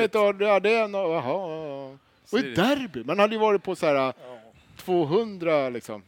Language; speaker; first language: Swedish; native; Swedish